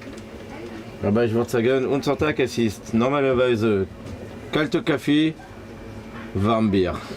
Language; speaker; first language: German; non-native, learner; French